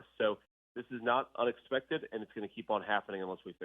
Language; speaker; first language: English; native; English